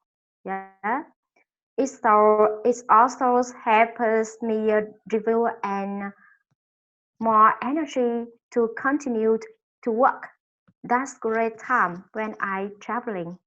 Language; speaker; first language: English; non-native, learner; Vietnamese